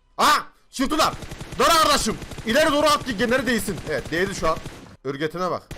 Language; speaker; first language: Turkish; native; Turkish